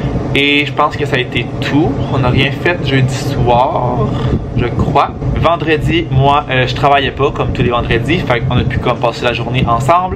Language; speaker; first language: French; native; French